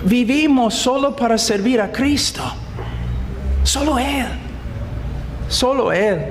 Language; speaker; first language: Spanish; non-native, fluent; English